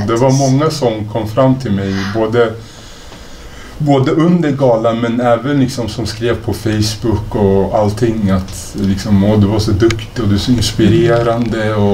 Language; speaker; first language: Swedish; native; Swedish